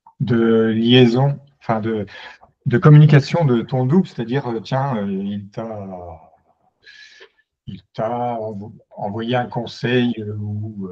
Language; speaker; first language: French; native; French